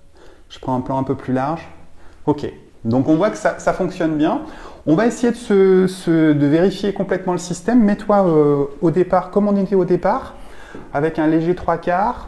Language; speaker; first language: French; native; French